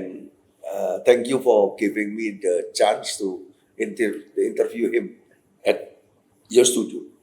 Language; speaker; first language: English; non-native, fluent; Indonesian